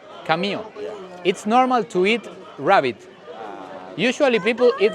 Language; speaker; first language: English; non-native, learner; Spanish